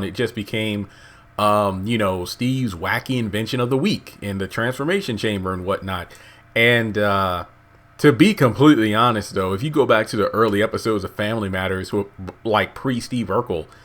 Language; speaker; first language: English; native; English